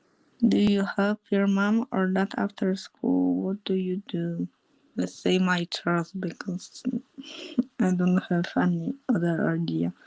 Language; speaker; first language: English; non-native, learner; Polish